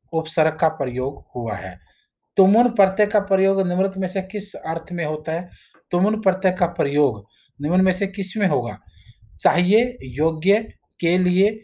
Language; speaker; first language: Hindi; native; Hindi